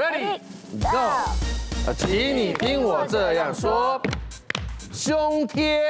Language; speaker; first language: Chinese; native; Chinese